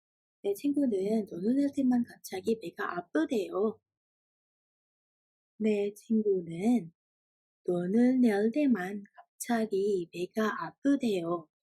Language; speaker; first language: Korean; non-native, fluent; Indonesian